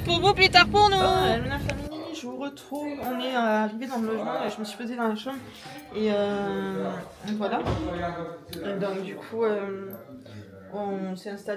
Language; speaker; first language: French; native; French